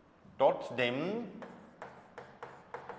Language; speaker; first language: German; non-native, fluent; Hindi